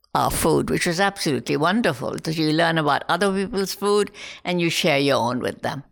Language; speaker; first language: English; non-native, local second language; Hindi